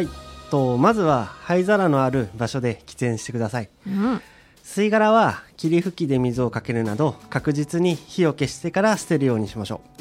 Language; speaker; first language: Japanese; native; Japanese